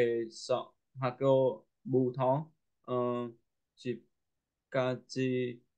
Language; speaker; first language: Korean; non-native, learner; Vietnamese